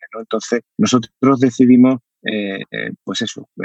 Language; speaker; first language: Spanish; native; Spanish